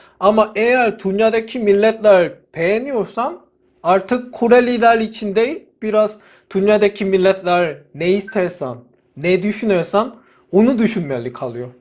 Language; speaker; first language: Turkish; non-native, fluent; Korean